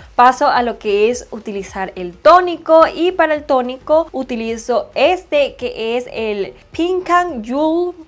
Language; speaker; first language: Spanish; non-native, fluent; Chinese